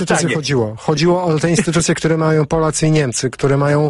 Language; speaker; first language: Polish; native; Polish